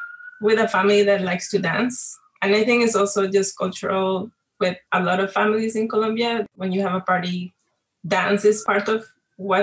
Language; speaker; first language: English; non-native, fluent; Spanish